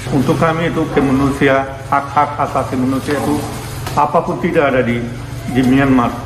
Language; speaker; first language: Indonesian; non-native, learner; Rohingya